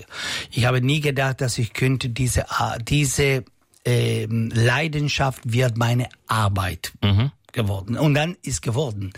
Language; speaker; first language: German; non-native, learner; Italian